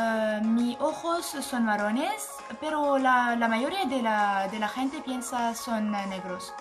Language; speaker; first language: Spanish; non-native, learner; Arabic